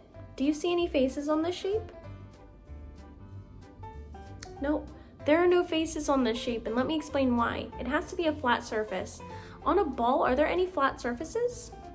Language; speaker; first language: English; native; English